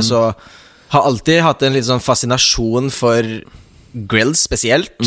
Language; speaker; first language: Norwegian; early bilingual, other home language; Romanian